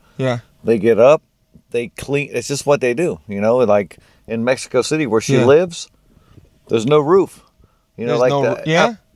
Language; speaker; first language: English; native; English